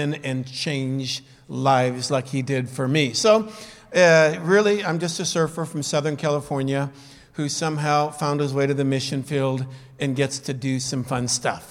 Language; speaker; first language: English; native; English